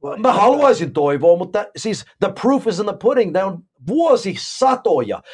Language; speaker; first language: Finnish; early bilingual, heritage; Finnish